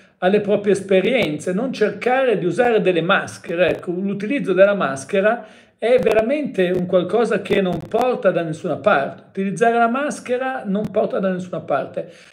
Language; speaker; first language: Italian; native; Italian